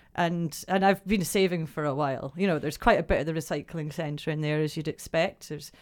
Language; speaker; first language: English; native; English